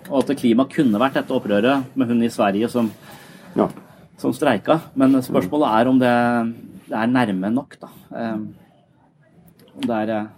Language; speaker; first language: Norwegian; native; Norwegian